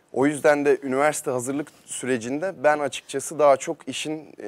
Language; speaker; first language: Turkish; native; Turkish